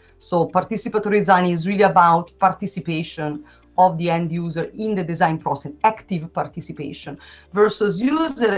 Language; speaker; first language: English; non-native, fluent; Italian